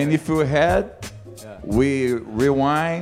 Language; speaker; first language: English; non-native, fluent; Portuguese